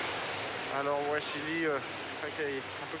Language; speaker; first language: French; native; French